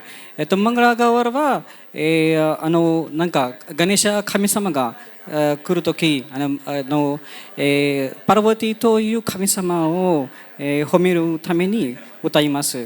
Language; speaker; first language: Japanese; non-native, fluent; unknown